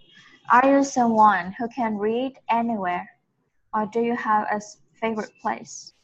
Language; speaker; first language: English; non-native, fluent; Vietnamese